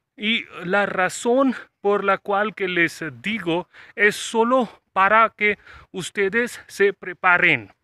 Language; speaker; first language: Spanish; non-native, fluent; Hindi